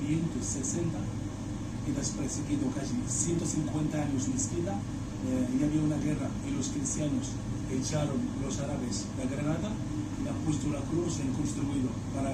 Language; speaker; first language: Spanish; non-native, fluent; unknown